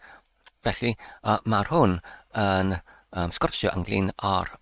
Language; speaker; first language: Welsh; non-native, learner; English